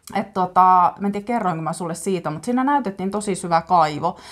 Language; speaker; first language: Finnish; native; Finnish